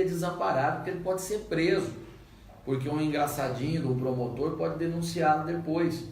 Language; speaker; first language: Portuguese; native; Portuguese